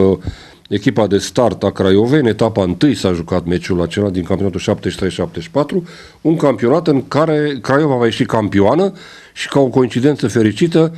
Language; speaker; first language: Romanian; native; Romanian